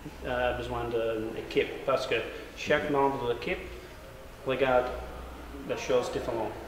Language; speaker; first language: French; non-native, learner; English